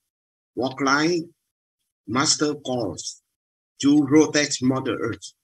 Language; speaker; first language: English; non-native, learner; Vietnamese